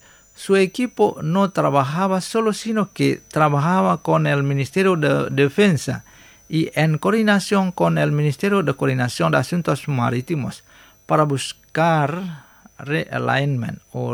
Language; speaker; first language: Spanish; non-native, fluent; Indonesian